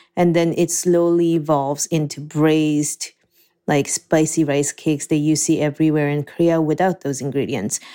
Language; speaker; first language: English; non-native, fluent; Korean